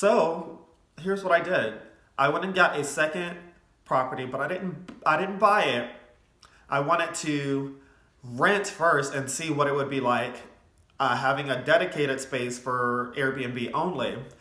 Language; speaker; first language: English; native; English